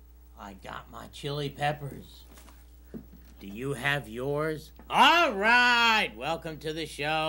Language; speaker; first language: English; native; English